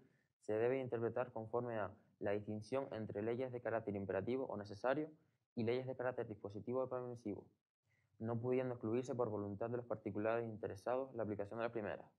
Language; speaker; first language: Spanish; native; Spanish